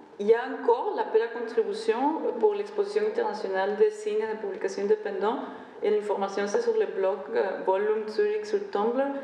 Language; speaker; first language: French; non-native, fluent; Spanish